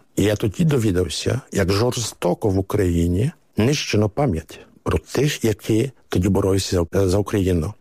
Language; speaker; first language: Ukrainian; early bilingual, heritage; Ukrainian